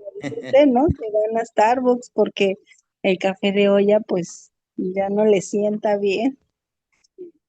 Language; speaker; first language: Spanish; native; Spanish